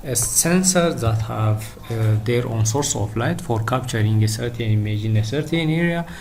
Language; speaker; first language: English; non-native, local second language; Amharic